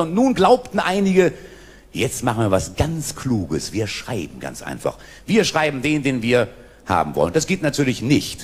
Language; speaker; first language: German; native; German